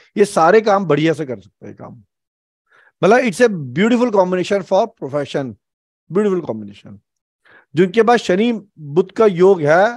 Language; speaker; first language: Hindi; native; Hindi